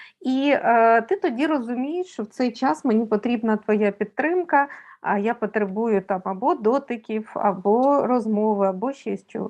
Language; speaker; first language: Ukrainian; native; Ukrainian